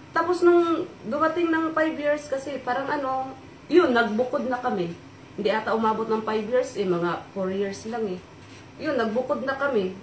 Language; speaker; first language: Filipino; non-native, local second language; Cebuano